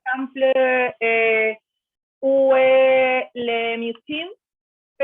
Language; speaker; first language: French; non-native, learner; Spanish